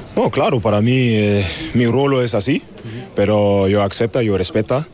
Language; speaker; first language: Spanish; non-native, learner; German